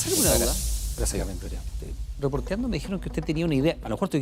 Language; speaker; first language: Spanish; native; Spanish